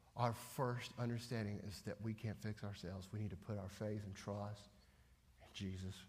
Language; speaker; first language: English; native; English